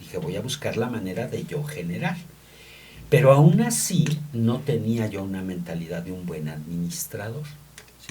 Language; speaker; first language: Spanish; native; Spanish